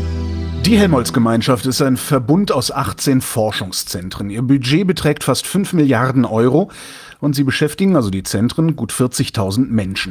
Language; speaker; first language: German; native; German